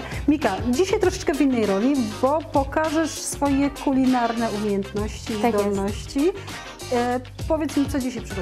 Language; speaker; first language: Polish; native; Polish